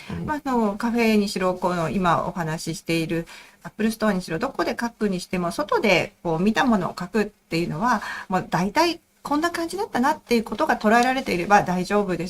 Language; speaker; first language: Japanese; native; Japanese